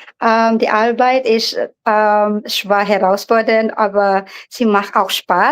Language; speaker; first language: German; non-native, learner; Filipino